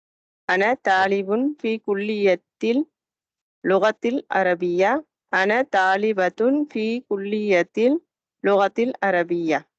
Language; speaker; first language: Arabic; non-native, learner; Tamil